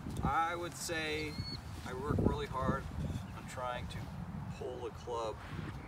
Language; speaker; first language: English; native; English